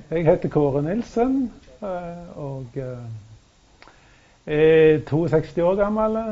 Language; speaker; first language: Norwegian; native; Norwegian